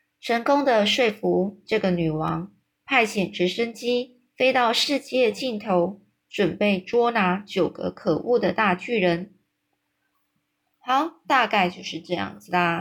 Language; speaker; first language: Chinese; native; Chinese